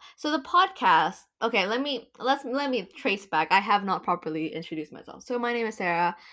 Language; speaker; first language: English; non-native, fluent; Indonesian